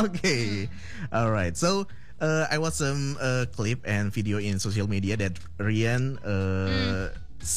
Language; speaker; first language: English; non-native, fluent; Indonesian